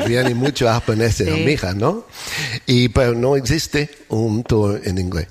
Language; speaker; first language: Spanish; non-native, learner; English